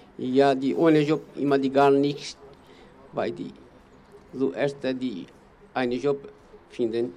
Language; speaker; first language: German; non-native, learner; Kurdish